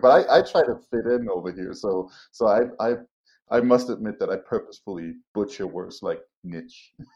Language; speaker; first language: English; non-native, fluent; Danish